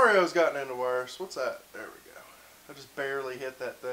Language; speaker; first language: English; native; English